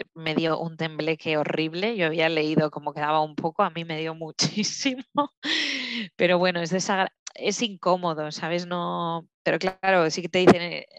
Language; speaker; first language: Spanish; native; Spanish